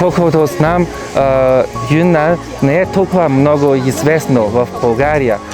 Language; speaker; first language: Bulgarian; non-native, fluent; Chinese